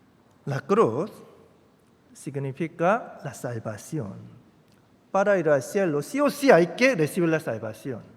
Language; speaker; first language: Spanish; non-native, fluent; Korean